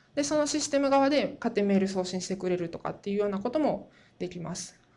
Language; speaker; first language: Japanese; native; Japanese